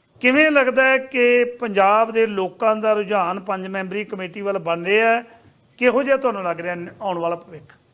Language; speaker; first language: Punjabi; native; Punjabi